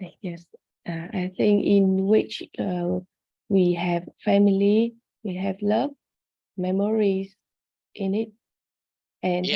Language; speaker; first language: English; non-native, learner; Vietnamese